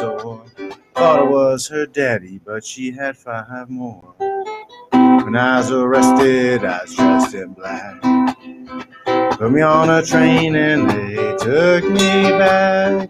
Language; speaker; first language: English; native; English